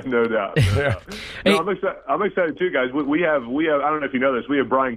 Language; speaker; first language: English; native; English